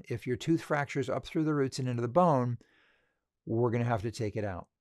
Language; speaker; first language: English; native; English